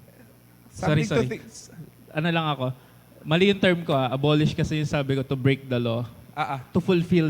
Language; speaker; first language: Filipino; native; Filipino